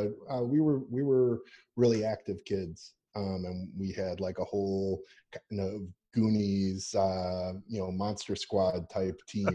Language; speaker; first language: English; native; English